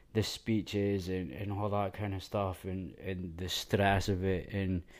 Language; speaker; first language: English; native; English